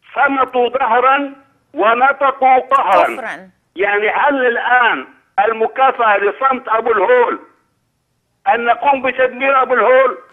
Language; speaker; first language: Arabic; native; Arabic